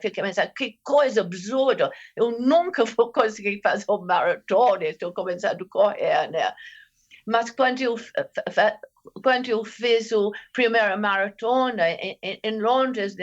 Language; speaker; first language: Portuguese; non-native, fluent; English